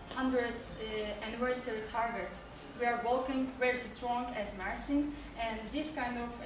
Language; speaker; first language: English; non-native, fluent; Turkish